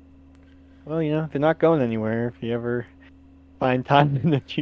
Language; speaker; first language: English; native; English